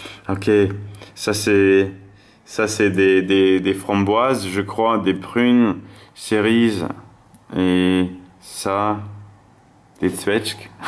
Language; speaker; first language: French; non-native, fluent; German